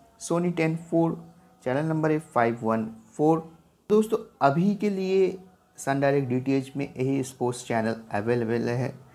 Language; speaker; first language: Hindi; non-native, local second language; Bangla